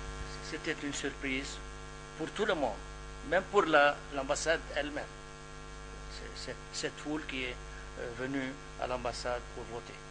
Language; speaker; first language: French; non-native, fluent; Arabic